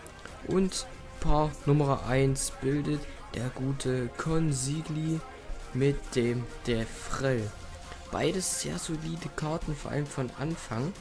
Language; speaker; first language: German; native; German